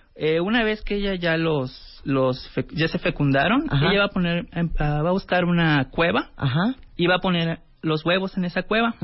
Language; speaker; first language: Spanish; native; Spanish